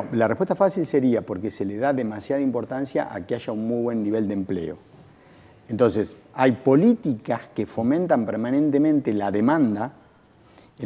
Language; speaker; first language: Spanish; native; Spanish